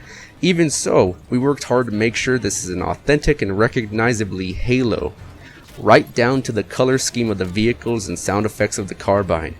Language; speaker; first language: English; native; English